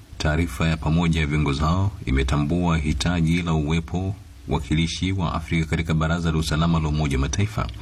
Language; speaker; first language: Swahili; non-native, local second language; Gusii